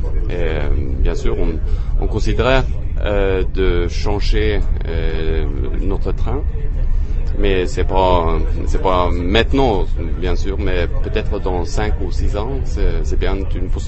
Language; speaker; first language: French; non-native, fluent; Norwegian